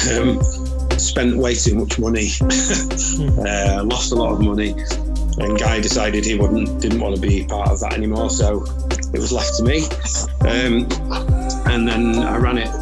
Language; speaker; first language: English; native; English